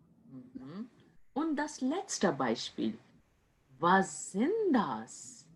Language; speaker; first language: German; non-native, fluent; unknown